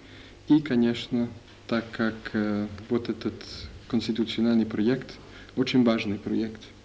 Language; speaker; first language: Russian; non-native, learner; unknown